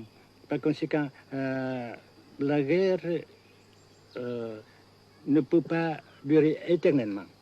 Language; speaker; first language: French; non-native, fluent; Vietnamese